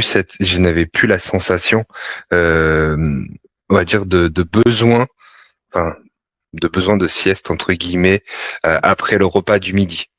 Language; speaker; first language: French; native; French